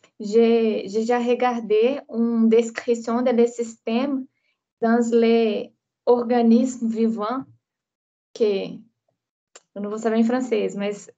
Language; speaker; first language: French; non-native, learner; Portuguese